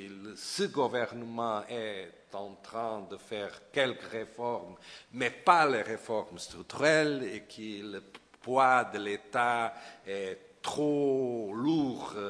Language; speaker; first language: French; non-native, fluent; Portuguese